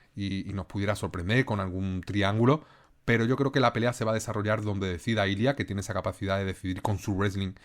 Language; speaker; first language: Spanish; native; Spanish